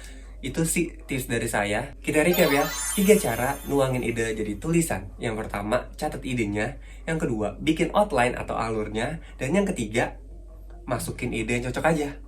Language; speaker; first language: Indonesian; native; Indonesian